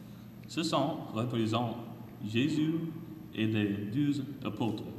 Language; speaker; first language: French; non-native, learner; English